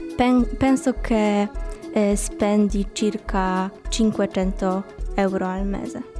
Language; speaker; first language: Italian; non-native, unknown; Polish